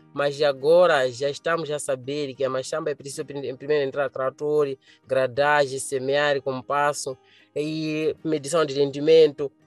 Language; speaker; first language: Portuguese; non-native, local second language; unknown